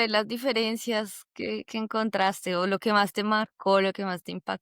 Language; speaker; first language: Spanish; native; Spanish